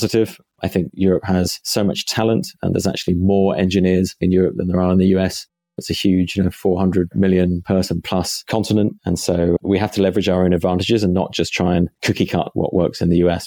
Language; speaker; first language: English; native; English